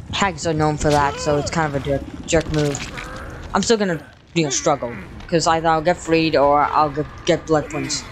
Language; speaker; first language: English; native; English